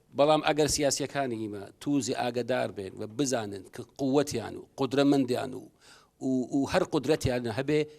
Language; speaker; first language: Central Kurdish; non-native, local second language; Southern Kurdish